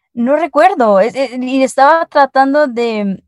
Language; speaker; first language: Spanish; native; Spanish